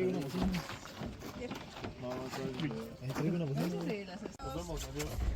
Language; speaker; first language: Spanish; native; Spanish